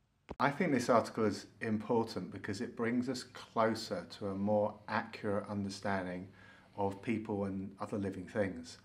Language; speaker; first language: English; native; English